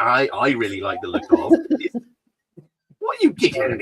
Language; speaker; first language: English; native; English